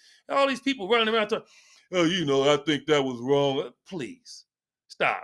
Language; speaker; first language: English; native; English